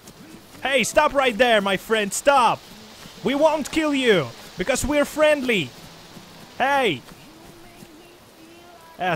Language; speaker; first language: English; non-native, learner; Russian